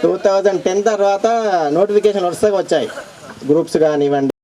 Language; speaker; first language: Telugu; native; Telugu